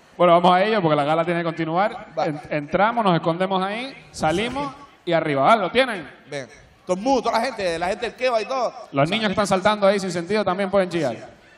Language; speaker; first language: Spanish; native; Spanish